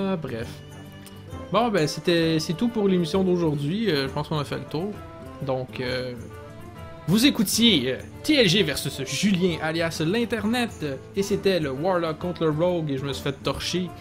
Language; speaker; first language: French; native; French